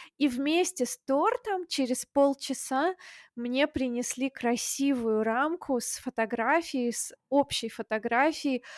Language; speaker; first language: Russian; native; Russian